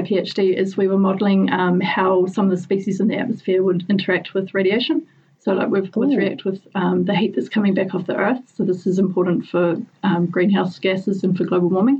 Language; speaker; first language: English; native; English